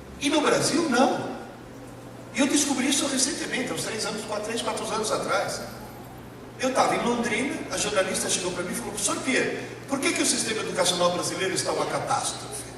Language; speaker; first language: Portuguese; early bilingual, other home language; Italian